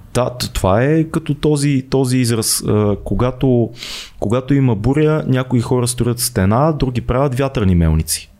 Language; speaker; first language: Bulgarian; native; Bulgarian